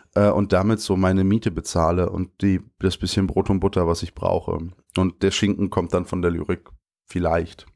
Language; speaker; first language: German; native; German